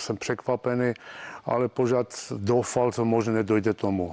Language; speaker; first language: Czech; non-native, fluent; Armenian